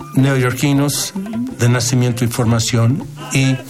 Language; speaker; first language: Spanish; non-native, fluent; English